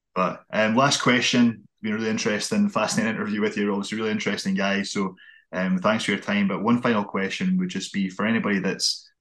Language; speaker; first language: English; native; English